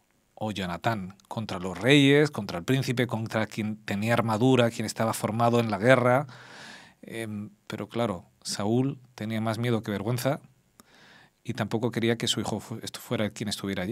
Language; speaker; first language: Spanish; native; Spanish